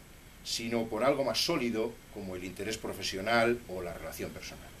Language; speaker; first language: Spanish; native; Spanish